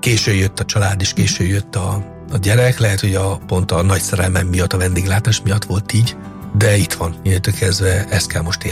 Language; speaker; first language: Hungarian; non-native, fluent; Italian